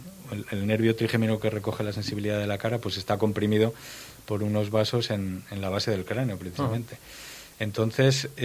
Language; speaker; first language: Spanish; native; Spanish